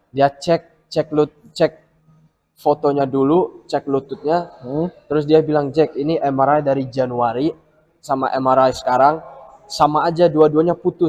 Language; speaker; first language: Indonesian; early bilingual, heritage; English